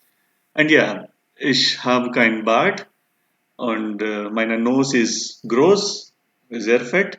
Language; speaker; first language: German; non-native, fluent; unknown